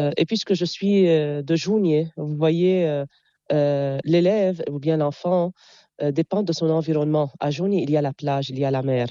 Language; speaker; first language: French; non-native, local second language; Arabic